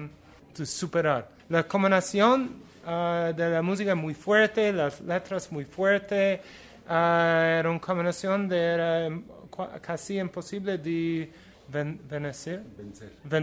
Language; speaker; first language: Spanish; non-native, learner; English